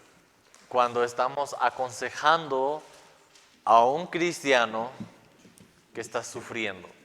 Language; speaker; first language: Spanish; non-native, fluent; English